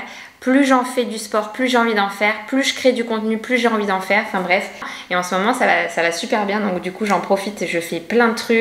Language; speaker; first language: French; native; French